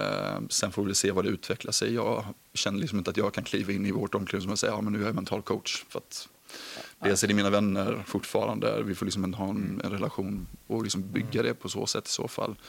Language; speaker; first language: Swedish; native; Swedish